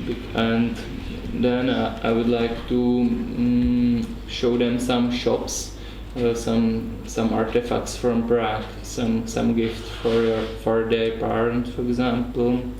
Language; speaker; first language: English; non-native, learner; Czech